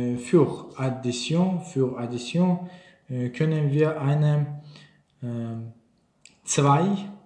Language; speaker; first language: German; non-native, learner; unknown